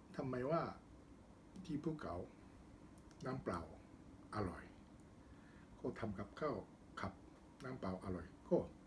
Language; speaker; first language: Thai; non-native, learner; Japanese